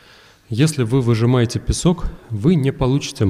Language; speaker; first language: Russian; native; Russian